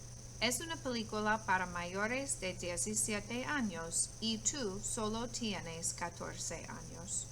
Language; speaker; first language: Spanish; non-native, fluent; English